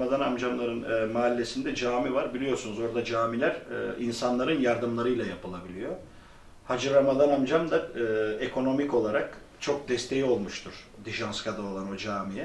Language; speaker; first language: Turkish; early bilingual, other home language; Albanian